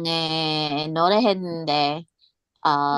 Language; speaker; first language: Korean; non-native, learner; English